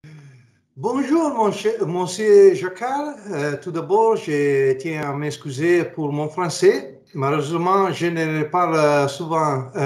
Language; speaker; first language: French; non-native, learner; Italian